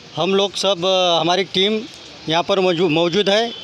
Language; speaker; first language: Hindi; non-native, local second language; Marathi